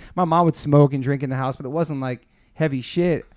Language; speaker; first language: English; native; English